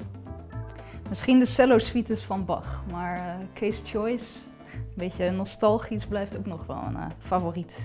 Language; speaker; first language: Dutch; native; Dutch